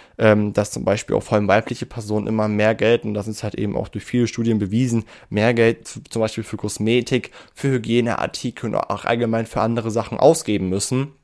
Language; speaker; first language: German; native; German